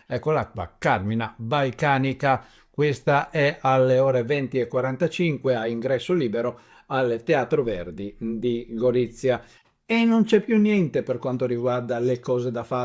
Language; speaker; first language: Italian; native; Italian